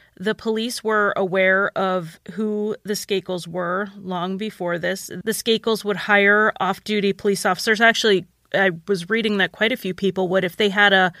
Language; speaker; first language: English; native; English